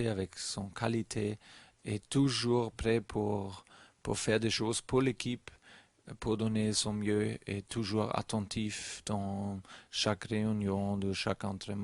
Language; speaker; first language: French; non-native, learner; German